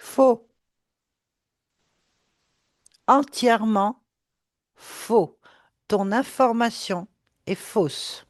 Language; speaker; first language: French; native; French